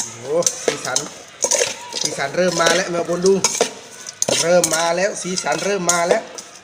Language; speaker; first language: Thai; non-native, local second language; Khmer